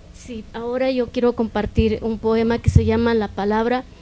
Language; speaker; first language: Spanish; native; Spanish